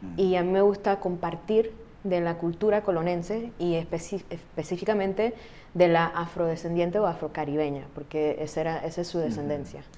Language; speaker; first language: Spanish; native; Spanish